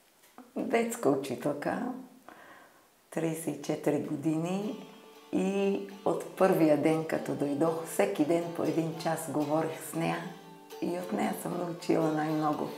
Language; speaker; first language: Bulgarian; non-native, fluent; Hebrew